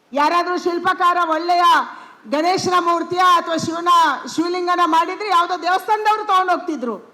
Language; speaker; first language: Kannada; non-native, local second language; Tulu